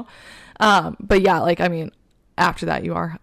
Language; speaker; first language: English; native; English